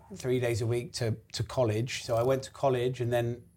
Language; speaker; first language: English; native; English